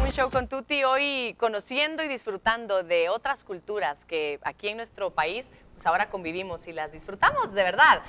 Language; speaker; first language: Spanish; native; Spanish